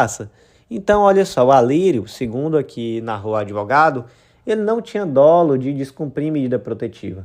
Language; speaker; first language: Portuguese; native; Portuguese